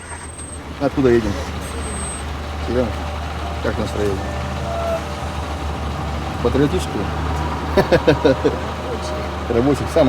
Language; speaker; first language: Russian; native; Russian